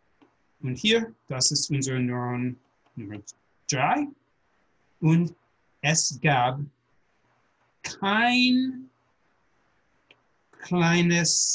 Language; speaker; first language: German; non-native, learner; English